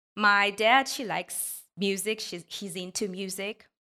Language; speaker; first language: English; non-native, fluent; Ukrainian